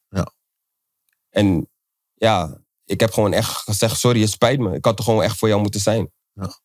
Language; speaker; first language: Dutch; native; Dutch